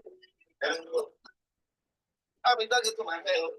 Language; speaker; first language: English; non-native, local second language; Swahili